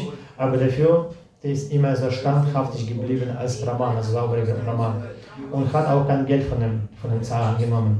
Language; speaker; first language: German; non-native, fluent; Russian